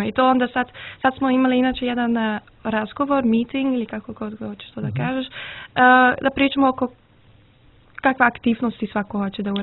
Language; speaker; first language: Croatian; early bilingual, heritage; Serbian